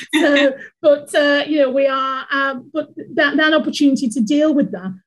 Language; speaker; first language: English; native; English